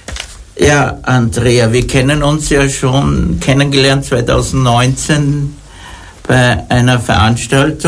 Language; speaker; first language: German; native; German